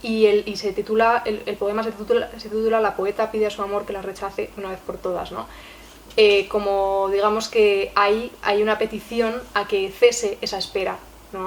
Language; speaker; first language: Spanish; native; Spanish